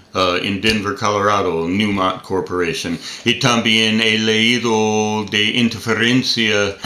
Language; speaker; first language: Spanish; non-native, learner; English